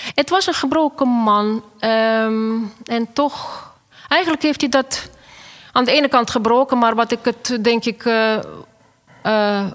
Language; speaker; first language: Dutch; non-native, fluent; Estonian